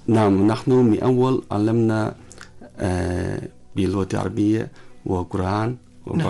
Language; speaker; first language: Arabic; non-native, learner; Chinese